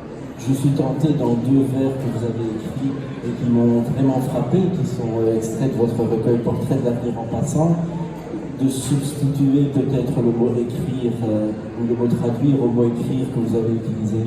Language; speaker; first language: French; native; French